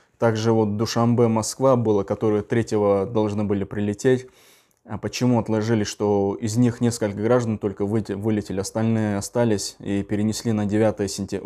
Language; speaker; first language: Russian; non-native, local second language; Uzbek